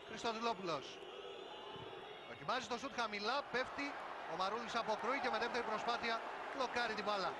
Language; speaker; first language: Greek; native; Greek